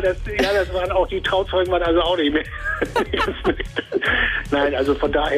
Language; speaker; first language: German; native; German